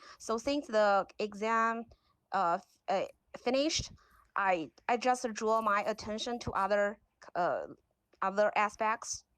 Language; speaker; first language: English; non-native, learner; Chinese